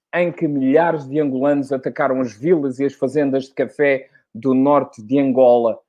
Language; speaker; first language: Portuguese; non-native, local second language; Kabuverdianu